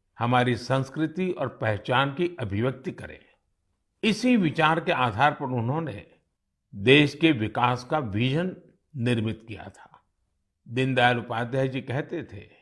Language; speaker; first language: Hindi; non-native, local second language; Gujarati